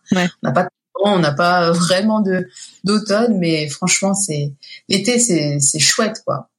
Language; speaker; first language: French; native; French